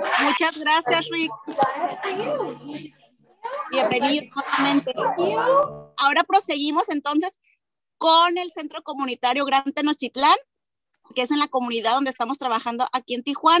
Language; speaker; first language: Spanish; native; Spanish